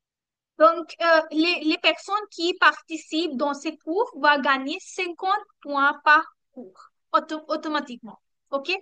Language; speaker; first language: French; non-native, learner; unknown